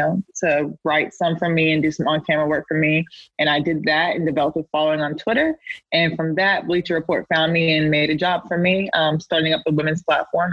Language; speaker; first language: English; native; English